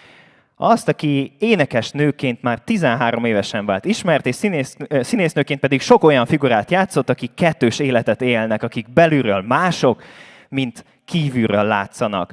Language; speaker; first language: Hungarian; native; Hungarian